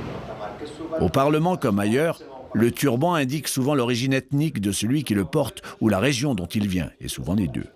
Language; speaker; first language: French; native; French